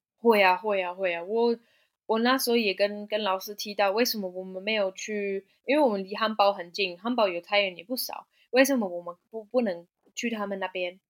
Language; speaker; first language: Chinese; non-native, fluent; German